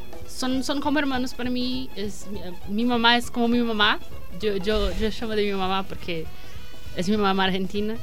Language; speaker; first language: Spanish; non-native, learner; Portuguese